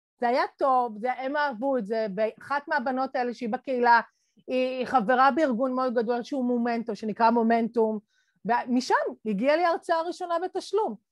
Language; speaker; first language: Hebrew; native; Hebrew